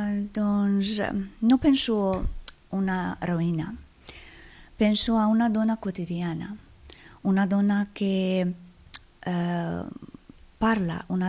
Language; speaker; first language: Catalan; non-native, fluent; Persian